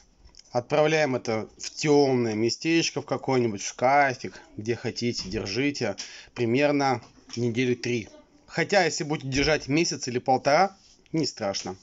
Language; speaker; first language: Russian; native; Russian